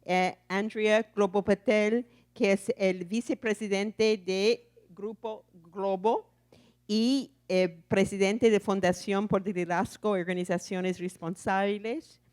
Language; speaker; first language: Spanish; non-native, fluent; English